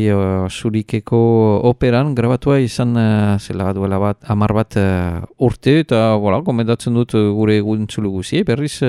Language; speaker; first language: Basque; native; Basque